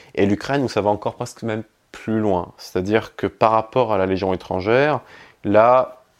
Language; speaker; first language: French; native; French